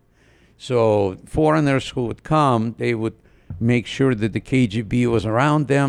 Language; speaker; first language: English; non-native, fluent; Ukrainian